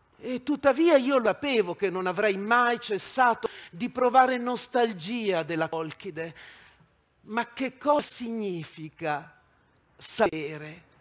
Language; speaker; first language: Italian; native; Italian